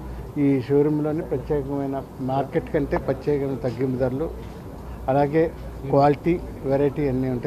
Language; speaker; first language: Telugu; native; Telugu